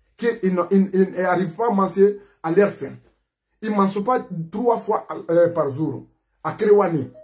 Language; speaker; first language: French; non-native, local second language; Mandingo